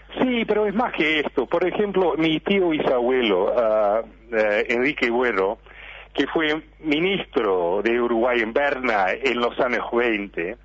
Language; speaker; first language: Spanish; early bilingual, heritage; Spanish